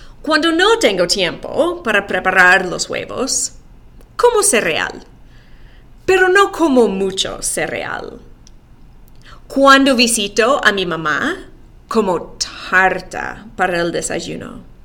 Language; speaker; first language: Spanish; non-native, fluent; English